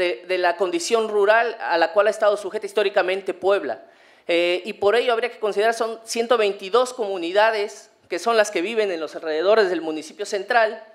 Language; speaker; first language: Spanish; native; Spanish